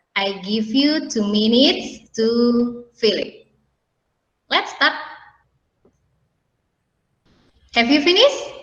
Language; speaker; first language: English; non-native, learner; Indonesian